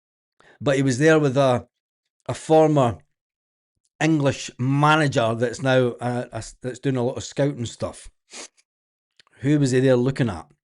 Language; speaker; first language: English; native; English